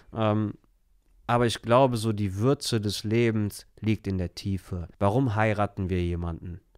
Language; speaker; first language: German; early bilingual, other home language; Turkish